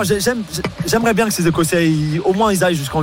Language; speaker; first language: French; non-native, fluent; English